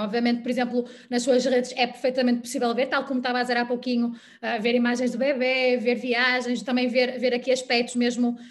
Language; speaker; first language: Portuguese; native; Portuguese